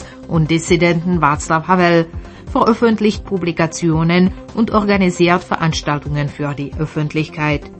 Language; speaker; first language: German; native; German